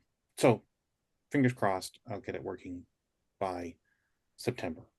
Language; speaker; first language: English; native; English